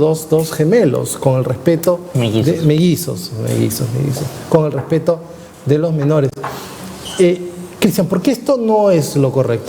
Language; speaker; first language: Spanish; native; Spanish